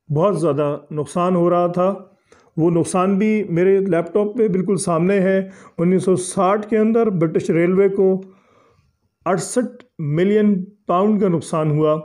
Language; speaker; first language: Urdu; native; Urdu